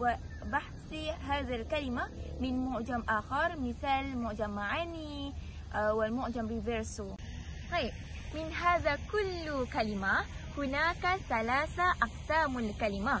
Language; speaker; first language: Arabic; non-native, learner; Malay